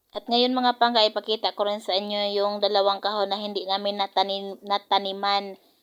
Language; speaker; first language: Filipino; non-native, local second language; Cebuano